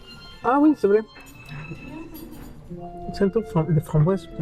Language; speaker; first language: French; non-native, fluent; Spanish